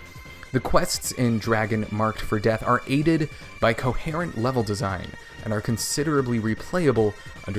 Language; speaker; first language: English; native; English